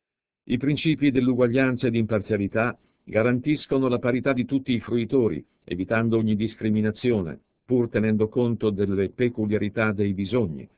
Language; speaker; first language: Italian; native; Italian